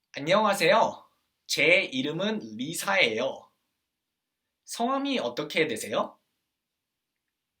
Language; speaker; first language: Korean; non-native, fluent; English